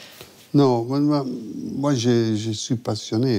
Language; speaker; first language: French; non-native, fluent; Italian